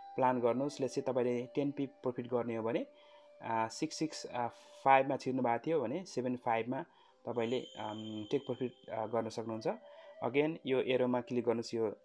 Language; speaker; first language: Nepali; native; Nepali